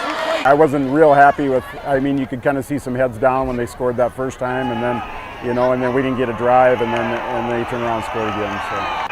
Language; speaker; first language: English; native; English